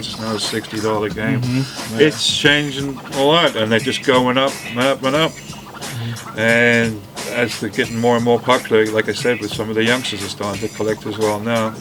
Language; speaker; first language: English; non-native, fluent; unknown